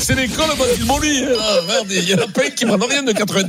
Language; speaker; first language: French; native; French